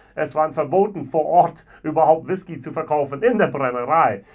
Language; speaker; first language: German; non-native, fluent; English